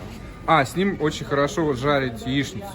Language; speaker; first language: Russian; native; Russian